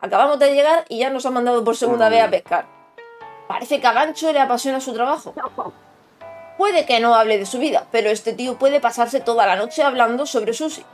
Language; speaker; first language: Spanish; native; Spanish